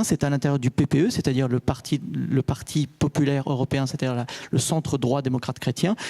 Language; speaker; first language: French; native; French